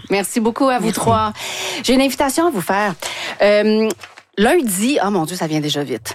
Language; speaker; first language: French; native; French